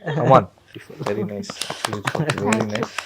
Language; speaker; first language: Tamil; native; Tamil